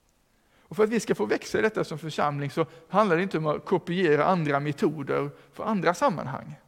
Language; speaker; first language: Swedish; native; Swedish